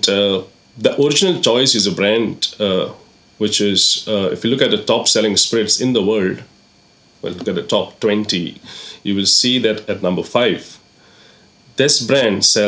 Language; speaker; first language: English; non-native, local second language; Konkani